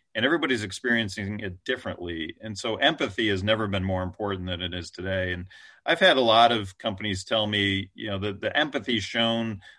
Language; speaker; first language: English; native; English